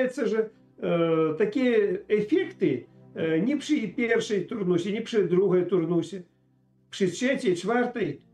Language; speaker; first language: Polish; non-native, learner; Ukrainian